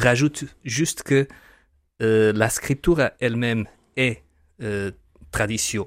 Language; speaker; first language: French; non-native, fluent; Portuguese